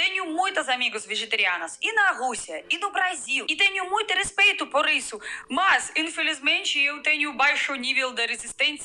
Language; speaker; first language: Portuguese; non-native, fluent; Russian